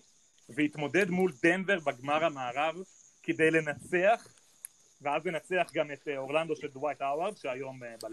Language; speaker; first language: Hebrew; native; Hebrew